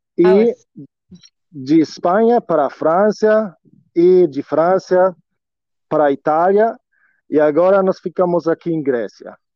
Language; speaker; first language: Portuguese; non-native, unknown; German